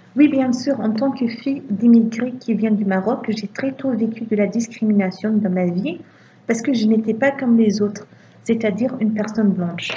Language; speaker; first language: French; non-native, fluent; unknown